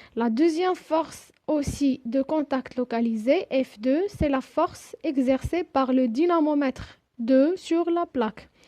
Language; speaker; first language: French; non-native, local second language; Arabic